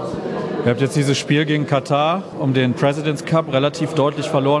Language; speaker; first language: German; native; German